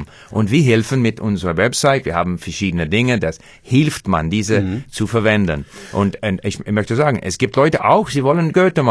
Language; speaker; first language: German; non-native, learner; English